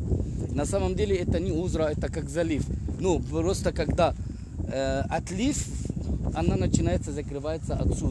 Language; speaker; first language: Russian; non-native, learner; Arabic